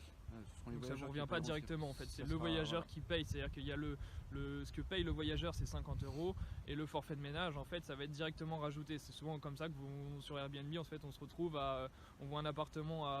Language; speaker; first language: French; native; French